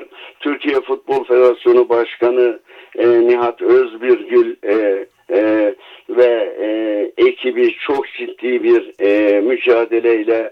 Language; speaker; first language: Turkish; native; Turkish